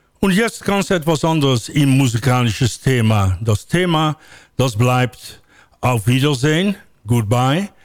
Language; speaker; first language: German; non-native, fluent; Dutch